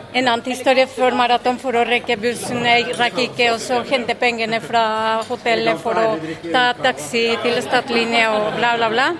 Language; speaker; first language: Norwegian; non-native, fluent; Spanish